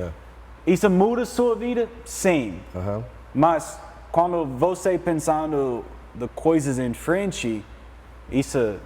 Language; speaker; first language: Portuguese; non-native, learner; English